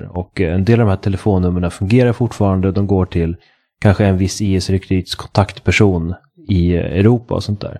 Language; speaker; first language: Swedish; native; Swedish